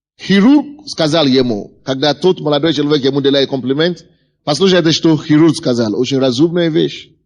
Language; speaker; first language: Russian; non-native, fluent; Yoruba